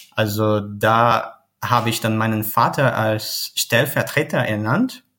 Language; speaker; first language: German; non-native, fluent; Portuguese